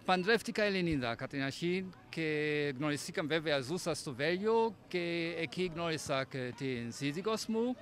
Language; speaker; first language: Greek; non-native, fluent; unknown